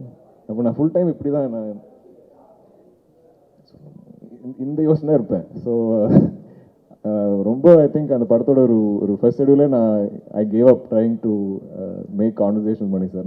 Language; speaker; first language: Tamil; non-native, local second language; Malayalam